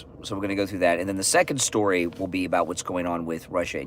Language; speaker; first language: English; native; English